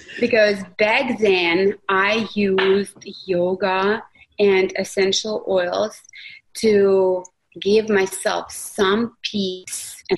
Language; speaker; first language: English; non-native, fluent; Russian